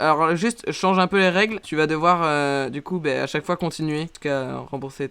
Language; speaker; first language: French; native; French